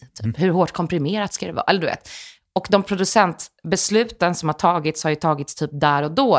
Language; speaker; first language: Swedish; native; Swedish